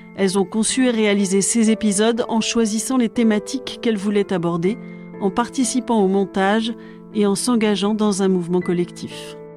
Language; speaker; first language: French; native; French